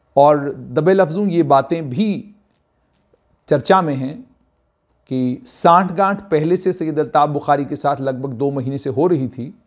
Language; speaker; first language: Hindi; non-native, local second language; Dogri